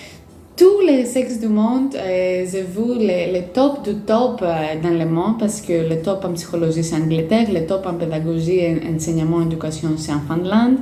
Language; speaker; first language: French; non-native, fluent; Greek